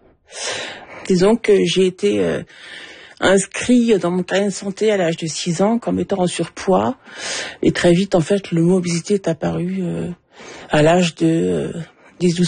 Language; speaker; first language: French; native; French